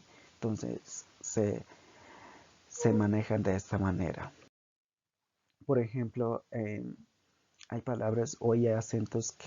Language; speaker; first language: Spanish; non-native, local second language; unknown